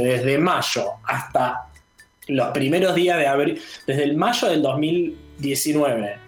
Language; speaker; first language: Spanish; native; Spanish